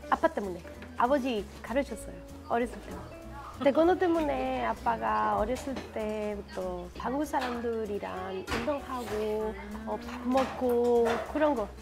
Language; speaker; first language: Korean; non-native, learner; Spanish